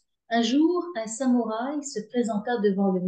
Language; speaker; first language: French; native; French